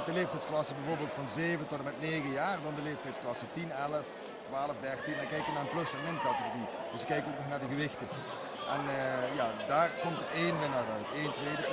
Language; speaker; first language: Dutch; native; Dutch